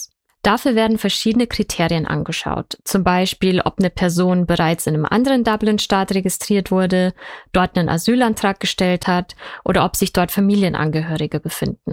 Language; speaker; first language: German; native; German